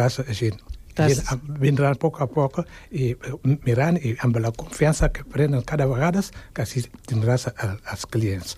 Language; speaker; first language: Catalan; non-native, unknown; Wolof